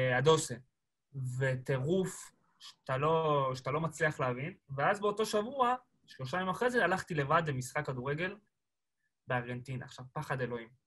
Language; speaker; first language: Hebrew; early bilingual, other home language; Spanish